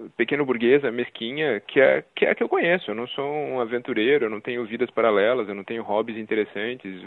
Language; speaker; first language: Portuguese; native; Portuguese